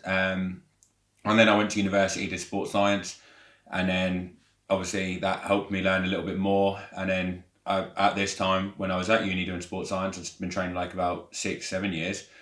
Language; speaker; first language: English; native; English